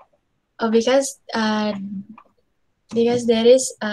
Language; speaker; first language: English; non-native, learner; Indonesian